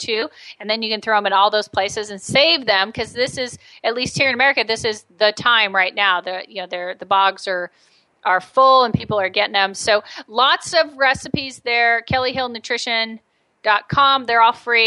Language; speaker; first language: English; native; English